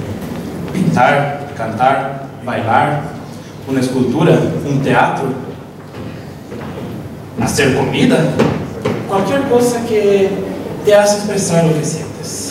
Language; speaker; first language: Spanish; non-native, local second language; Portuguese